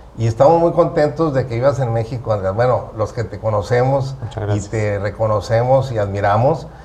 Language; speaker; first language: Spanish; native; Spanish